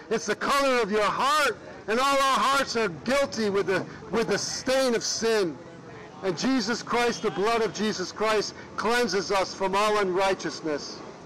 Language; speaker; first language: English; native; English